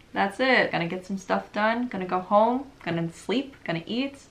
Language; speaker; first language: English; native; English